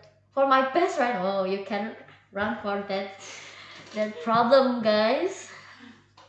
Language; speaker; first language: English; non-native, learner; Indonesian